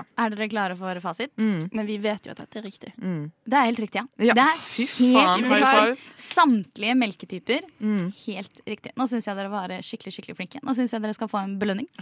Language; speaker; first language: Norwegian; native; Norwegian